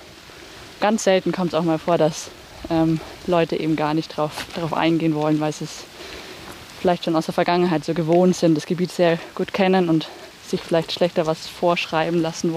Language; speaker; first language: German; native; German